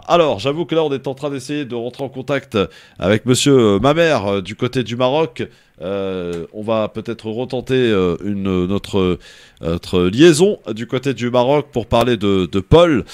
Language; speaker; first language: French; native; French